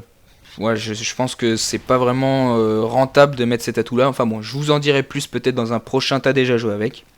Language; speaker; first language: French; native; French